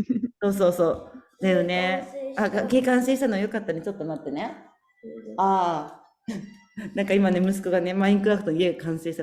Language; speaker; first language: Japanese; native; Japanese